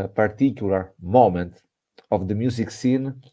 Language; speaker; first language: English; non-native, fluent; Italian